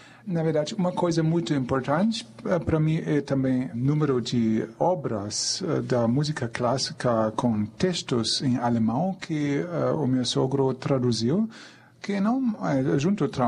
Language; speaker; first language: Portuguese; non-native, fluent; German